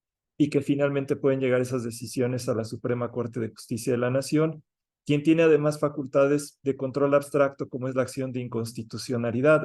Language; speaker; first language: Spanish; native; Spanish